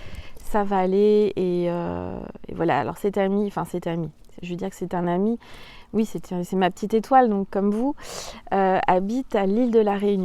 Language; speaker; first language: French; native; French